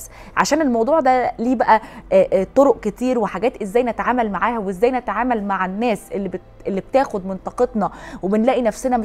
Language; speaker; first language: Arabic; native; Arabic